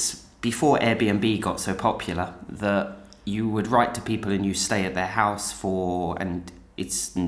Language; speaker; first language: English; native; English